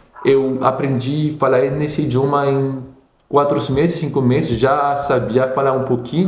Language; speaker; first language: Portuguese; non-native, fluent; French